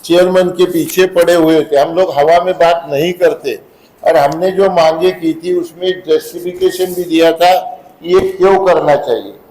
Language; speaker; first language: Hindi; non-native, local second language; Marathi